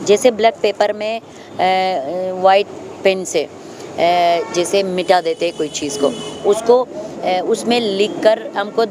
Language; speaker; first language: Hindi; non-native, fluent; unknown